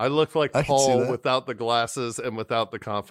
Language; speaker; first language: English; native; English